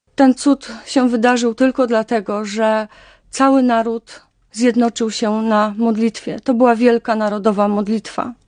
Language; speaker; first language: Polish; native; Polish